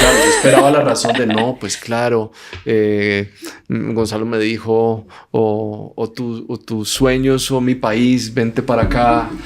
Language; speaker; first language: Spanish; native; Spanish